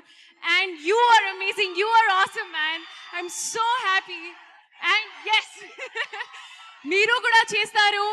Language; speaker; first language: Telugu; non-native, local second language; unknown